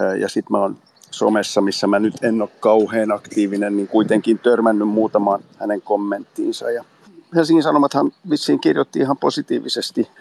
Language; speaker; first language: Finnish; non-native, local second language; Swedish